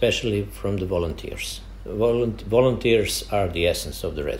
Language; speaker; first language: English; non-native, fluent; Serbian